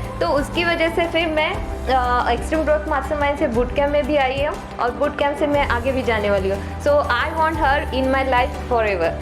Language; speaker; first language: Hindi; non-native, local second language; Marathi